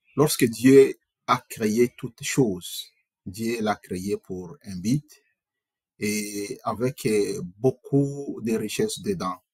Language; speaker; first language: French; non-native, local second language; Swahili